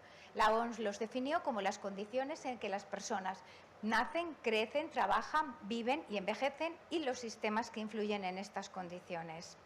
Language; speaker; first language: Spanish; native; Spanish